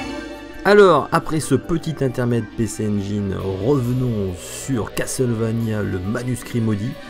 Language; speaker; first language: French; native; French